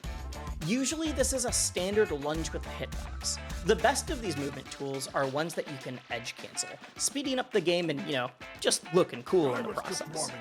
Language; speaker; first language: English; native; English